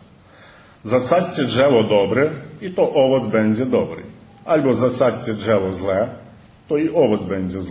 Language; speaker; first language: Polish; early bilingual, heritage; Polish